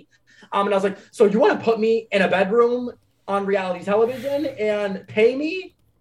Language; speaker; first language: English; native; English